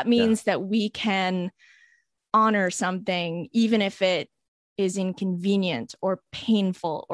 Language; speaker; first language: English; native; English